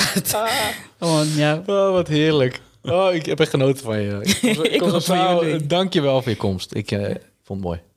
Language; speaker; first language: Dutch; native; Dutch